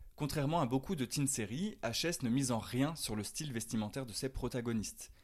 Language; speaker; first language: French; native; French